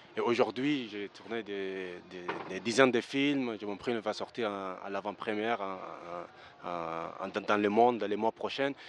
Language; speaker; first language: French; early bilingual, other home language; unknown